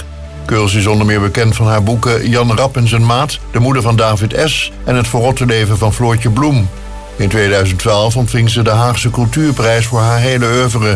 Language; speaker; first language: Dutch; native; Dutch